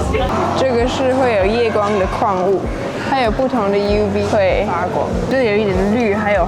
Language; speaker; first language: Chinese; early bilingual, heritage; Chinese